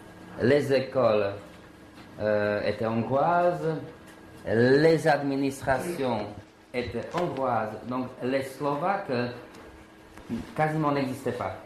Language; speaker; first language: French; non-native, fluent; Slovak